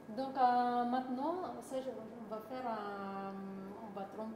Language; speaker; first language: French; non-native, learner; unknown